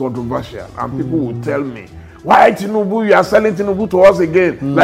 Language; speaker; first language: English; non-native, local second language; Yoruba